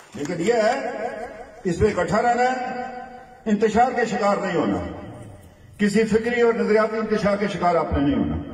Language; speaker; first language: Urdu; non-native, local second language; Pahari-Potwari